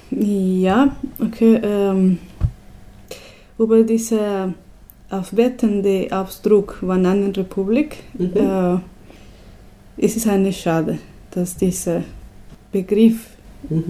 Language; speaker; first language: German; non-native, learner; Spanish